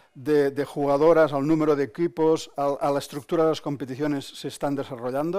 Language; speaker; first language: Spanish; native; Spanish